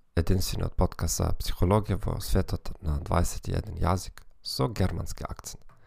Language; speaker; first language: Macedonian; non-native, learner; German